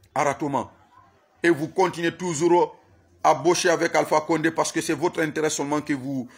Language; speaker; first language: French; non-native, local second language; Susu